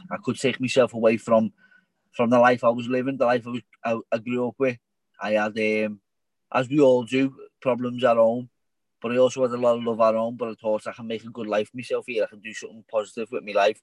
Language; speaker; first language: English; native; English